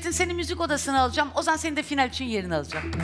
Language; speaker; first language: Turkish; native; Turkish